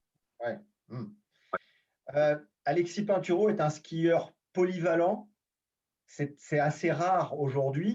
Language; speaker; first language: French; native; French